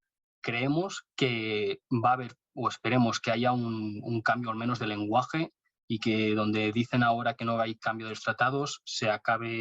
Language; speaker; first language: Spanish; native; Spanish